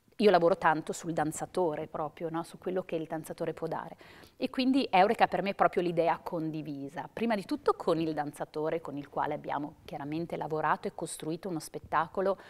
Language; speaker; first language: Italian; native; Italian